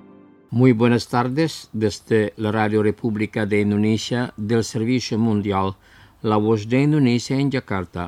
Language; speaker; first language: Spanish; non-native, fluent; Indonesian